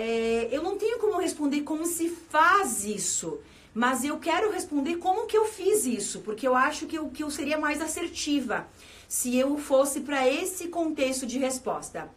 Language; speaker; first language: Portuguese; native; Portuguese